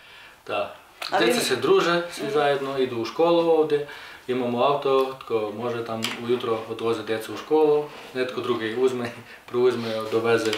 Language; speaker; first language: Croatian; non-native, learner; Ukrainian